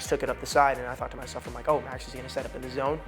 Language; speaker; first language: English; native; English